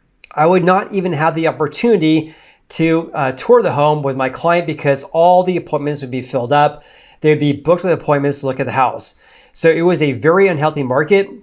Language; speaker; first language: English; native; English